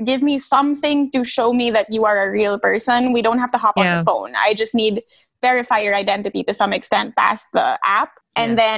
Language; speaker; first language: English; non-native, local second language; Filipino